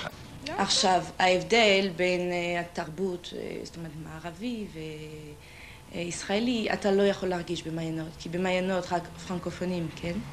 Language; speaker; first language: Hebrew; non-native, fluent; French